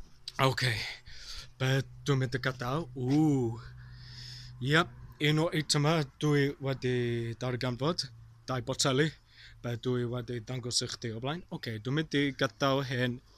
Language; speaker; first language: Welsh; non-native, learner; English